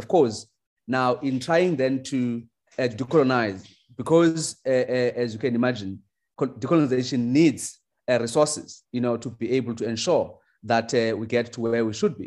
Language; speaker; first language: English; non-native, local second language; Xhosa